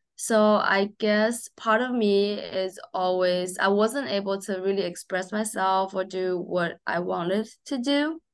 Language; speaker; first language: English; non-native, fluent; Chinese